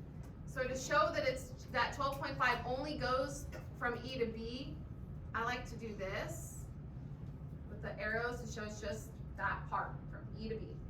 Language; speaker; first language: English; native; English